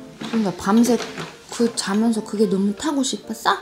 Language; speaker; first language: Korean; native; Korean